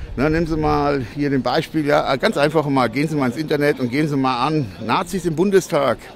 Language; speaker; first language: German; non-native, fluent; Latvian